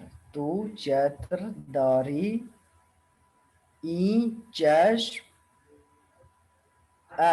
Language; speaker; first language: Persian; non-native, learner; Urdu